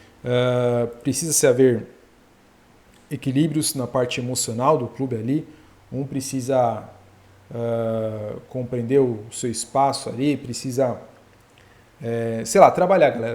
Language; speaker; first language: Portuguese; native; Portuguese